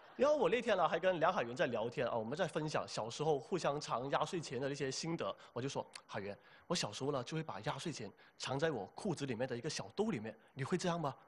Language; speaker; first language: Chinese; native; Chinese